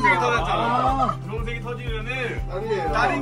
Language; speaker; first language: Korean; native; Korean